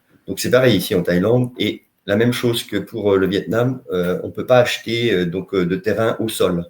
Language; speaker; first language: French; native; French